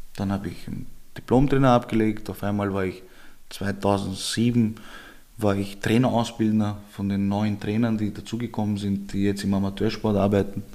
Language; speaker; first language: German; early bilingual, other home language; Georgian